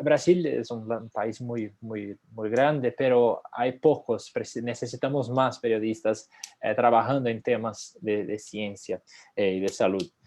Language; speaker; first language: Spanish; non-native, fluent; Portuguese